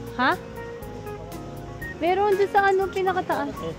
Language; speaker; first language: Filipino; native; Filipino